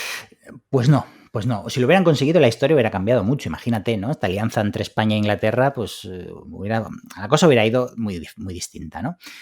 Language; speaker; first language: Spanish; native; Spanish